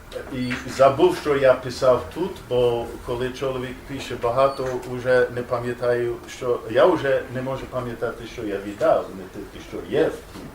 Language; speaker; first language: Ukrainian; non-native, learner; English